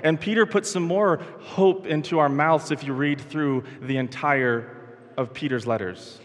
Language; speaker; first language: English; native; English